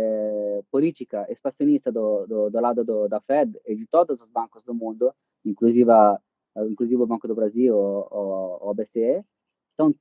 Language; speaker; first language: Portuguese; non-native, fluent; Italian